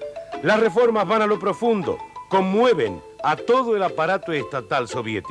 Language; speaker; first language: Spanish; native; Spanish